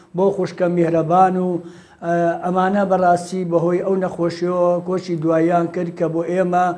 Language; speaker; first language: Central Kurdish; native; Central Kurdish